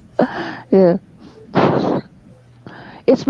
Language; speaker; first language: English; non-native, local second language; Cebuano